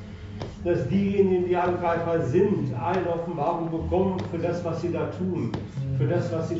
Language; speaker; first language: German; native; German